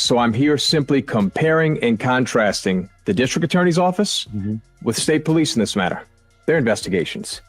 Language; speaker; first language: English; native; English